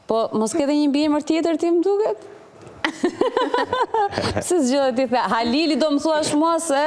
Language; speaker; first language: Albanian; native; Albanian